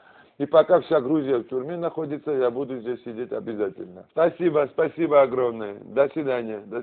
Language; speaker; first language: Russian; non-native, fluent; Georgian